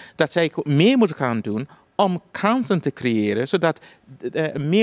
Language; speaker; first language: Dutch; non-native, fluent; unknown